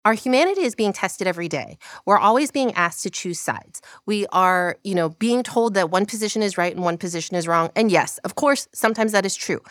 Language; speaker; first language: English; early bilingual, other home language; Korean